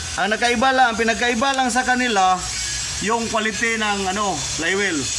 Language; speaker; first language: Filipino; non-native, local second language; Cebuano